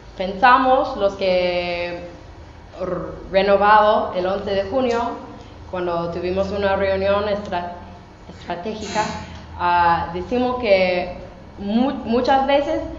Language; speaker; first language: Spanish; non-native, fluent; English